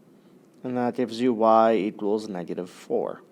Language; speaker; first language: English; native; English